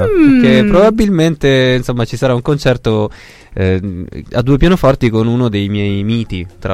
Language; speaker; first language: Italian; native; Italian